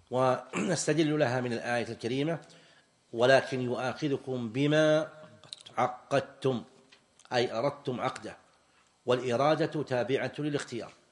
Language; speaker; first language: Arabic; native; Arabic